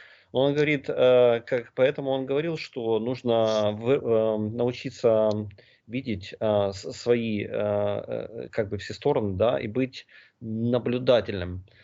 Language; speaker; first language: Russian; native; Russian